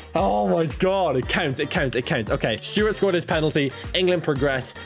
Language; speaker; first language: English; native; English